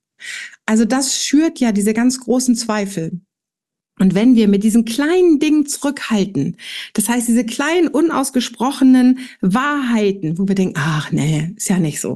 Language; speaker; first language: German; native; German